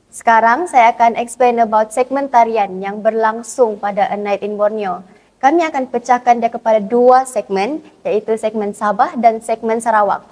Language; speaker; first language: Malay; native; Malay